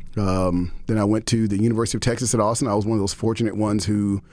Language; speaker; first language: English; native; English